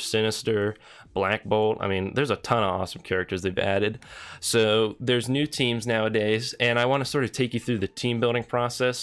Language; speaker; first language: English; native; English